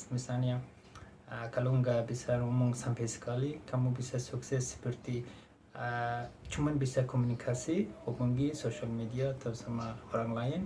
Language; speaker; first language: Indonesian; non-native, fluent; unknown